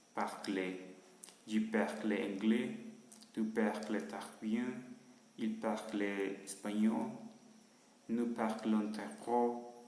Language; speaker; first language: French; non-native, learner; Spanish